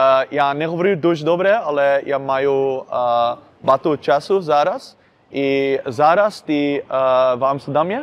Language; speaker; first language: Ukrainian; non-native, learner; Dutch